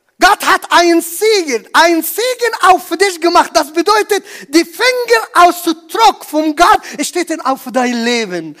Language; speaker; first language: German; non-native, learner; Arabic